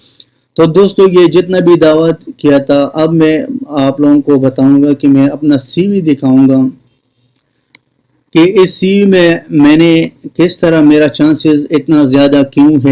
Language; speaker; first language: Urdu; non-native, local second language; Pashto